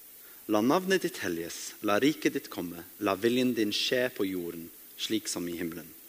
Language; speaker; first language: Norwegian; non-native, fluent; English